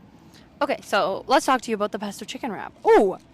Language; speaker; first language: English; native; English